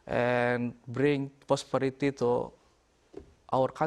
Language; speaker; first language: English; non-native, learner; Indonesian